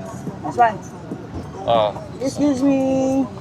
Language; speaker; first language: English; non-native, local second language; Filipino